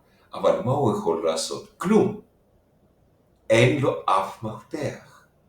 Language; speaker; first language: Hebrew; non-native, fluent; Russian